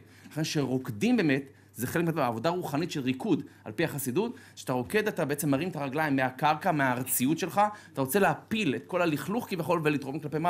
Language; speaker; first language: Hebrew; native; Hebrew